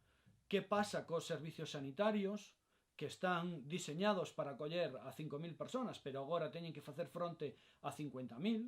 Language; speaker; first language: Galician; non-native, local second language; Spanish